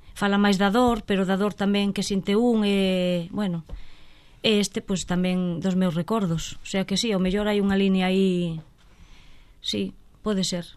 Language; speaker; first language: Galician; non-native, local second language; Spanish